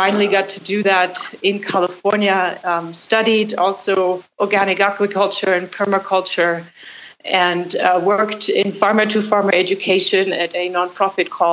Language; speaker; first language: English; non-native, fluent; German